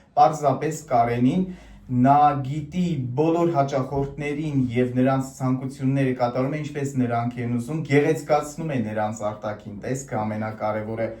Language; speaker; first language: Armenian; native; Armenian